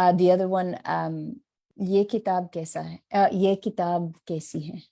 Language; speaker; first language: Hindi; non-native, learner; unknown